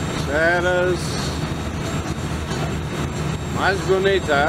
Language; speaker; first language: Portuguese; non-native, learner; English